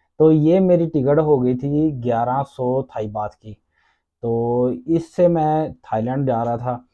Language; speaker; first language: Urdu; non-native, local second language; Punjabi